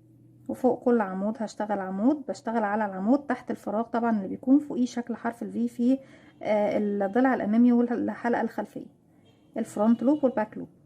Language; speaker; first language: Arabic; native; Arabic